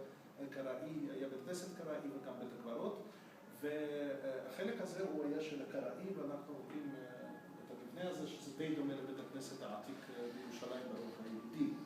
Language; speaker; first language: Hebrew; non-native, fluent; Russian